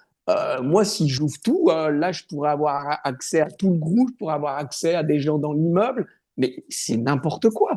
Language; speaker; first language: French; native; French